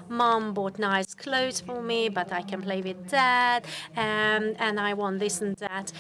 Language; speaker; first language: English; non-native, fluent; Hungarian